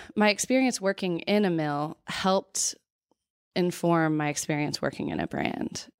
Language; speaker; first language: English; native; English